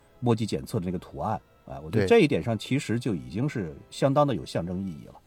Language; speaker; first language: Chinese; native; Chinese